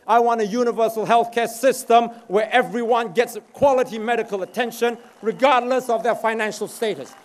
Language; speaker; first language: English; native; English